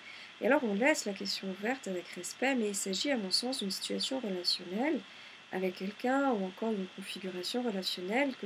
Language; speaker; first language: French; native; French